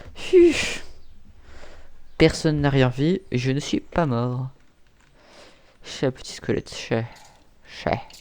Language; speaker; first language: French; native; French